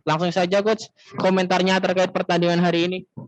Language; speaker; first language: Indonesian; native; Indonesian